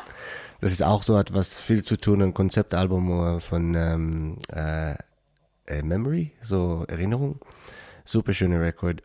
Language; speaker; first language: German; non-native, learner; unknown